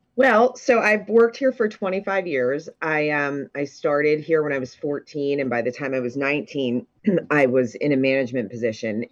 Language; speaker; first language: English; native; English